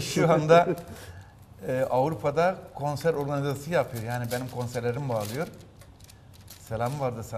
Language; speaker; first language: Turkish; native; Turkish